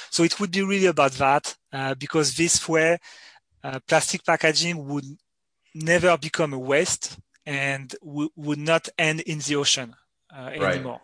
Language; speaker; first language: English; non-native, fluent; French